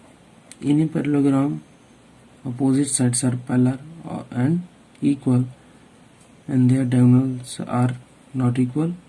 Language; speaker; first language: English; non-native, local second language; Hindi